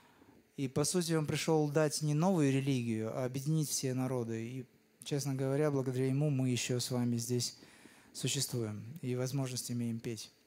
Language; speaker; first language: Russian; native; Russian